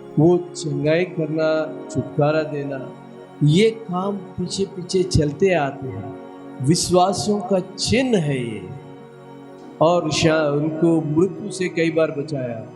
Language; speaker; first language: Hindi; non-native, local second language; Telugu